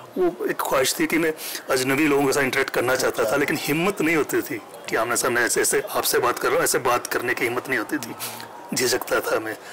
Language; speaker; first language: Hindi; non-native, local second language; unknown